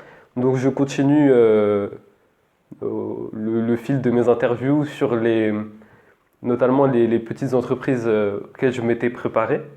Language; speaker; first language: French; native; French